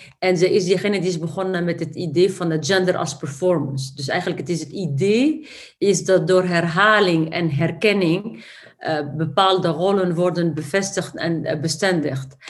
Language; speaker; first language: Dutch; non-native, fluent; Arabic